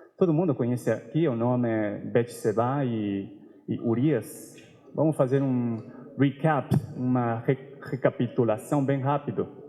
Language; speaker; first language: Portuguese; non-native, fluent; Spanish